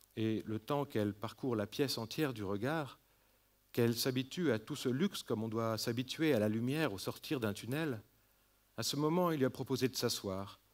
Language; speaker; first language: French; native; French